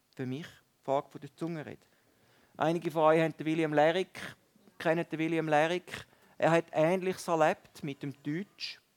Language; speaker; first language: German; native; German